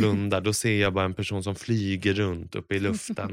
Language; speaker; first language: Swedish; native; Swedish